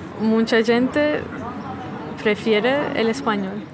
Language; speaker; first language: Spanish; non-native, fluent; Turkish